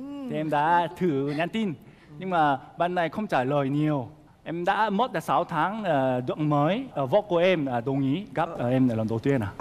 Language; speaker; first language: Vietnamese; non-native, fluent; Korean